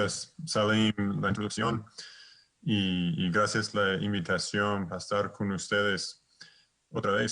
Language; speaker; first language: Spanish; non-native, fluent; English